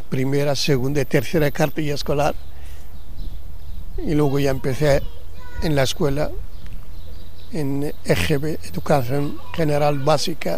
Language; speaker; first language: Spanish; non-native, local second language; Arabic